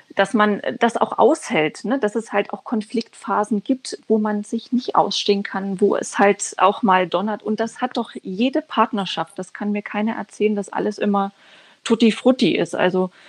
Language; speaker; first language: German; native; German